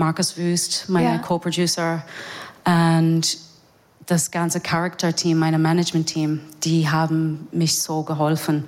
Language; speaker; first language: German; non-native, learner; English